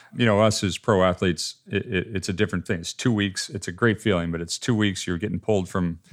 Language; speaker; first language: English; native; English